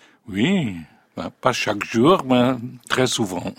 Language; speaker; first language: French; non-native, fluent; Hungarian